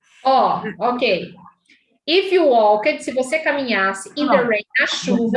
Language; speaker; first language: Portuguese; native; Portuguese